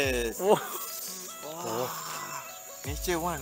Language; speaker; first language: English; non-native, learner; Malay